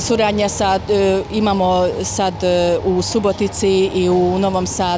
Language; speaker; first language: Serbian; non-native, fluent; Hungarian